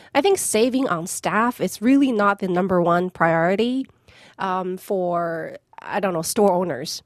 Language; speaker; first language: English; non-native, fluent; Chinese